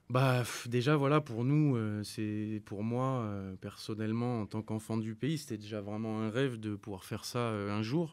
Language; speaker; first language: French; native; French